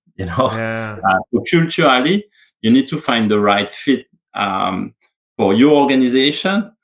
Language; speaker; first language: English; non-native, fluent; French